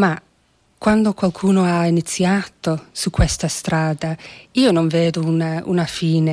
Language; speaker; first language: Italian; non-native, fluent; English